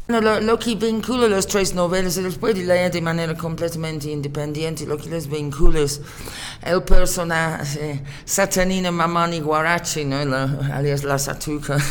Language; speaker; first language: Spanish; non-native, fluent; English